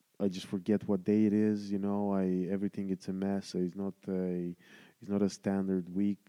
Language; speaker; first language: English; non-native, fluent; Romanian